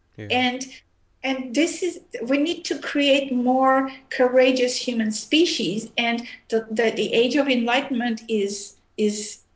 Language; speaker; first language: English; non-native, fluent; Armenian